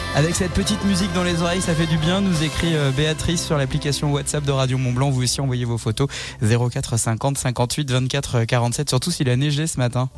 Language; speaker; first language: French; native; French